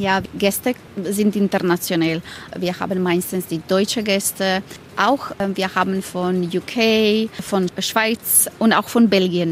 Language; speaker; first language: German; non-native, fluent; Croatian